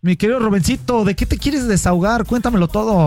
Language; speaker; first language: Spanish; native; Spanish